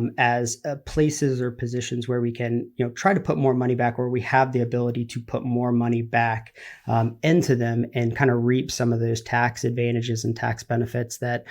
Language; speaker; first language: English; native; English